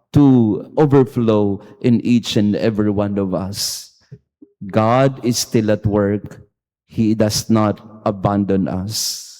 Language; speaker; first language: English; non-native, local second language; Filipino